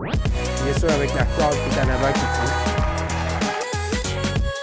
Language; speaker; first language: French; native; French